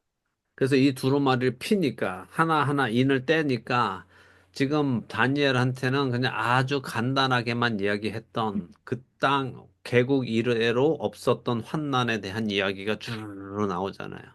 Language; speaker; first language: Korean; native; Korean